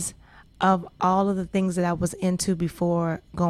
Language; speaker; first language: English; native; English